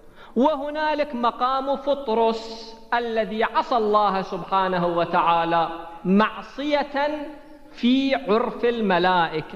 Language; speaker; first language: Arabic; native; Arabic